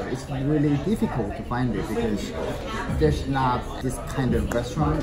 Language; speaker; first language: English; non-native, learner; Korean